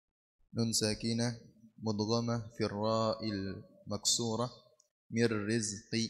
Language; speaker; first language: Arabic; non-native, learner; Indonesian